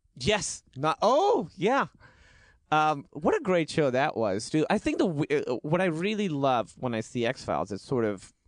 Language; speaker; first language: English; non-native, local second language; Urdu